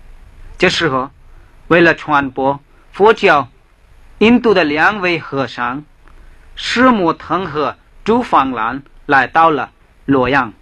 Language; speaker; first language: Chinese; non-native, fluent; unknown